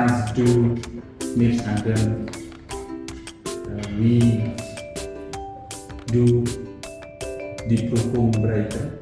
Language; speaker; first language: German; non-native, learner; Indonesian